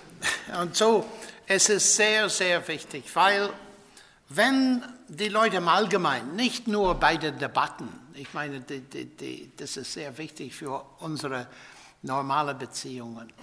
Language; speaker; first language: German; non-native, fluent; English